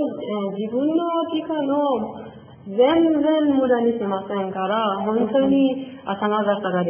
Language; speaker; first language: Japanese; non-native, learner; Persian